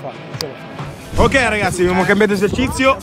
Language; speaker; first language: Italian; native; Italian